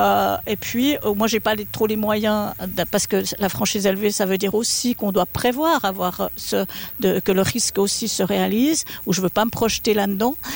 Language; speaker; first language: French; native; French